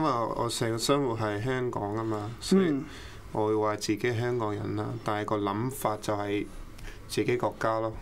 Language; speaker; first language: Cantonese; early bilingual, other home language; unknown